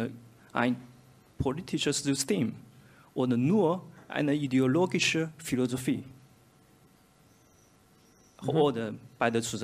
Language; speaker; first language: German; non-native, learner; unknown